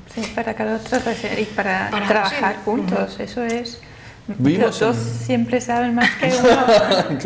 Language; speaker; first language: Spanish; non-native, fluent; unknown